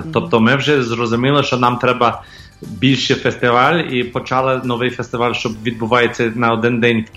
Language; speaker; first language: Ukrainian; early bilingual, heritage; English